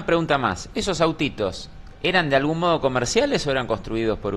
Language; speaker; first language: Spanish; native; Spanish